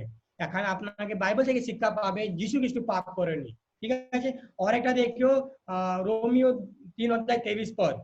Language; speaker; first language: Bangla; non-native, learner; Hindi